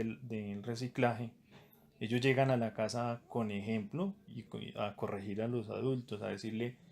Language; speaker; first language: Spanish; native; Spanish